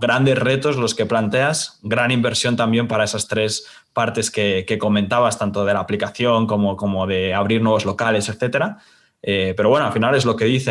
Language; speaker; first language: Spanish; native; Spanish